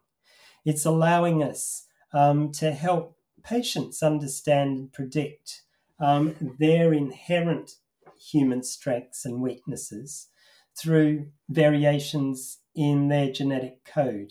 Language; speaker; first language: English; native; English